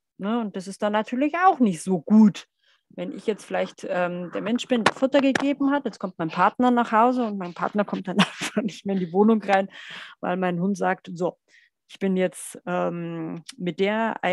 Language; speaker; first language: German; native; German